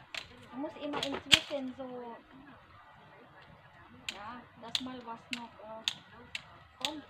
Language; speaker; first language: German; non-native, fluent; Cebuano